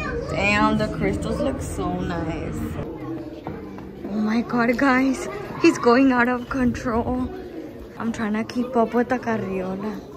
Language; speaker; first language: English; early bilingual, other home language; Spanish